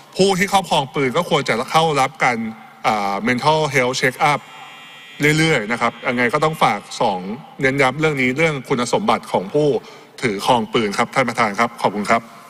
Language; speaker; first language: Thai; native; Thai